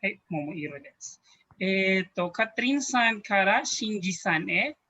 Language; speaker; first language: Japanese; non-native, learner; Filipino